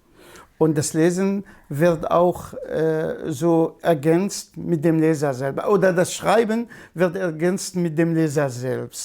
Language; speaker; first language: German; non-native, fluent; Kurdish